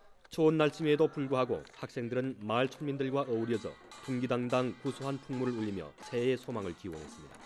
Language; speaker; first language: Korean; native; Korean